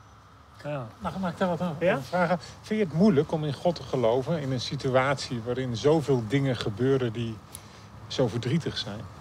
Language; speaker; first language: Dutch; native; Dutch